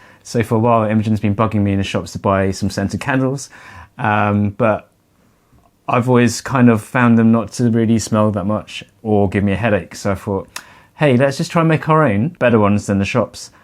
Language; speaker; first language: English; native; English